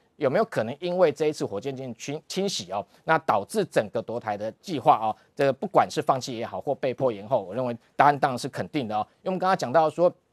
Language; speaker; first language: Chinese; native; Chinese